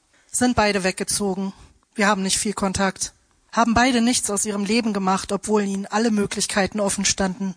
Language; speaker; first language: German; native; German